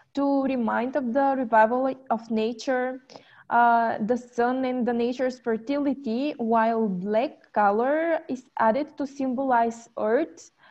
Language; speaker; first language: English; non-native, fluent; Bulgarian